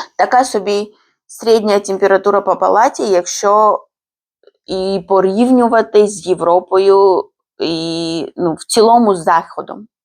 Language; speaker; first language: Ukrainian; non-native, fluent; Georgian